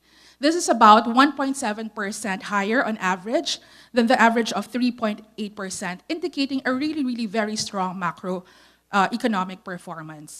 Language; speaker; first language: English; non-native, local second language; Filipino